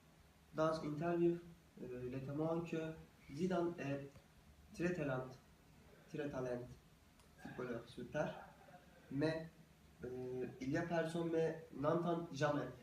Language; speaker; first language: French; non-native, learner; Turkish